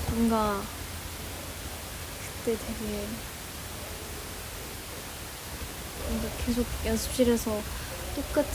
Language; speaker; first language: Korean; non-native, fluent; Japanese